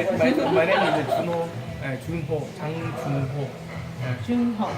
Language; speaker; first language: English; non-native, learner; Korean